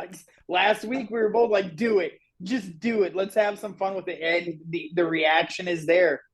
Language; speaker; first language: English; native; English